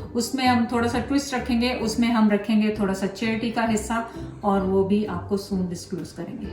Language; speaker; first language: Urdu; native; Urdu